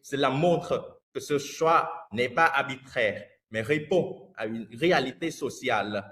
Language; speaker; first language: French; non-native, fluent; Vietnamese